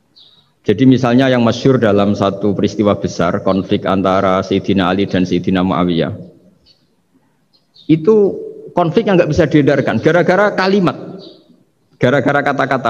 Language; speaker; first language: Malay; non-native, local second language; Javanese